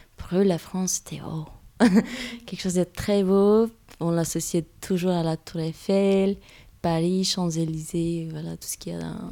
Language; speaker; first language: French; non-native, fluent; Romanian